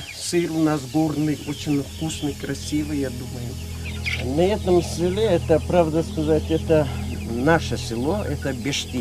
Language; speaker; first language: Russian; non-native, local second language; Ingush